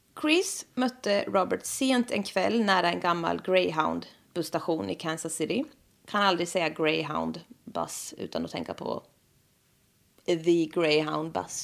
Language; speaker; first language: Swedish; native; Swedish